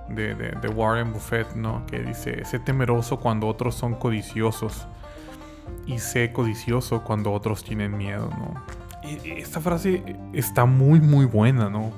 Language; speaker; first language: Spanish; native; Spanish